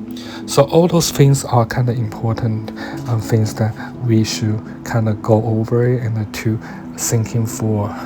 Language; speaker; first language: English; non-native, fluent; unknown